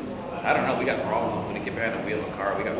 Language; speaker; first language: English; native; English